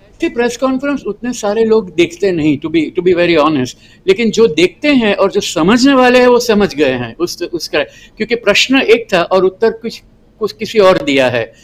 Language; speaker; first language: Hindi; non-native, local second language; Gujarati